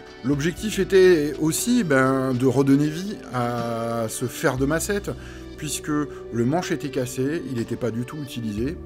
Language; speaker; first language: French; native; French